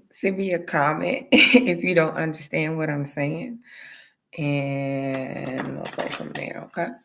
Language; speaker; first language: English; native; English